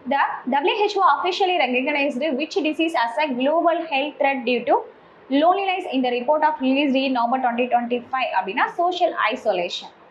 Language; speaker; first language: English; non-native, local second language; Tamil